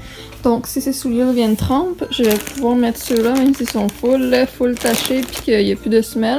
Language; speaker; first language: French; native; French